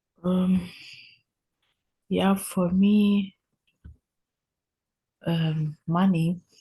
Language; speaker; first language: English; non-native, learner; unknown